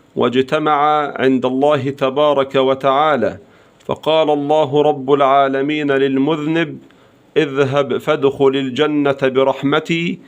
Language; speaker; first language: Arabic; native; Arabic